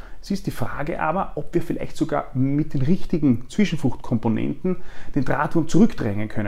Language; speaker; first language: German; native; German